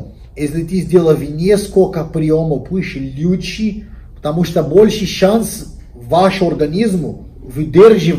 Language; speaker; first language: Russian; non-native, learner; Portuguese